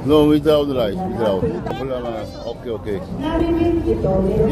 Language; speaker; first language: English; non-native, learner; Korean